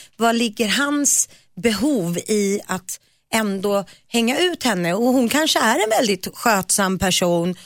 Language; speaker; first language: Swedish; native; Swedish